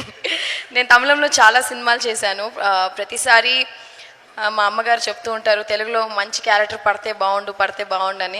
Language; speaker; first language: Telugu; non-native, local second language; Tamil